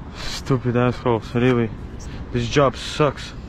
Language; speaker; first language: English; non-native, learner; Latvian